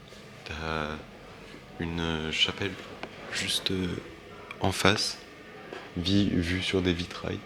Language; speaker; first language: French; native; French